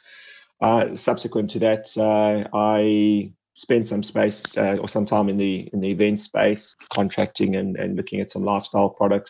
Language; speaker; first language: English; native; English